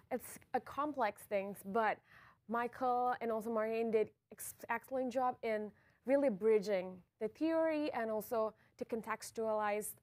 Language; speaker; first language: English; non-native, fluent; Indonesian